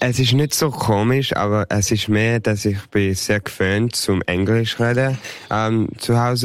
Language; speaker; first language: German; early bilingual, heritage; English